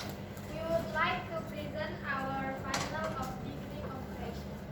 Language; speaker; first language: English; non-native, learner; Indonesian